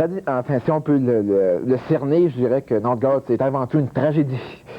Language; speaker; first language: French; native; French